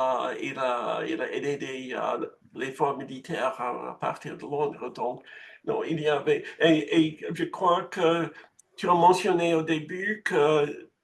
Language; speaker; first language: French; non-native, fluent; English